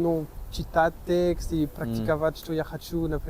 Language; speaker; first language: Russian; non-native, learner; French